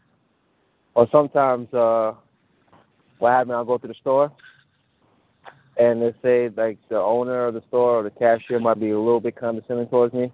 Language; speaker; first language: English; early bilingual, other home language; Mandingo